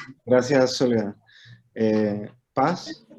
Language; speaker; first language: Spanish; native; Spanish